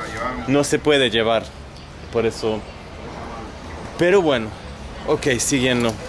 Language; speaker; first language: Spanish; non-native, fluent; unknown